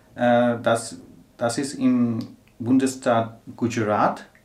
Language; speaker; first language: German; non-native, learner; Gujarati